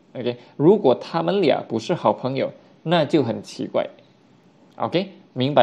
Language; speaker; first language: Chinese; non-native, fluent; Indonesian